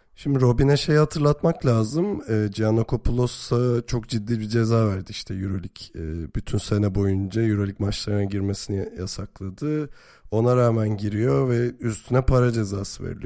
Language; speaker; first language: Turkish; native; Turkish